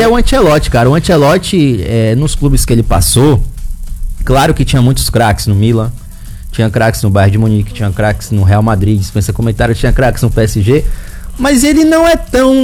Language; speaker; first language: Portuguese; native; Portuguese